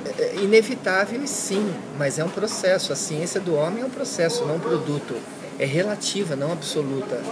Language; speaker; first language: Portuguese; early bilingual, heritage; Portuguese